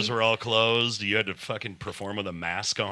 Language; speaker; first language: English; native; English